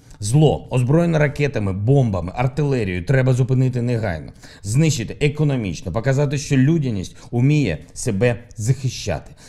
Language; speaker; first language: Ukrainian; non-native, local second language; Russian